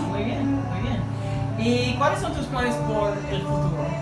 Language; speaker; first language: Spanish; non-native, learner; English